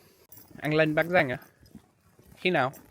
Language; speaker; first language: Vietnamese; non-native, learner; English